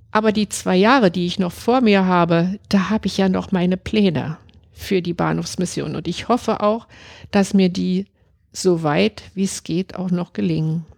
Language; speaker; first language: German; native; German